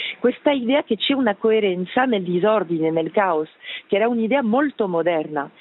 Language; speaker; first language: Italian; non-native, fluent; French